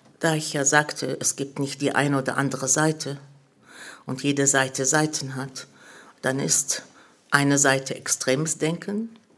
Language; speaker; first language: German; early bilingual, other home language; Arabic